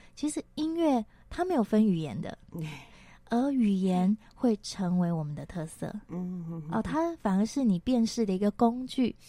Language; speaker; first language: Chinese; non-native, local second language; Hakka Chinese